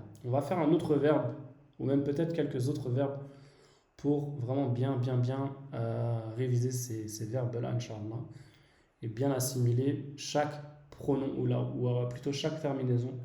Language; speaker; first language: French; native; French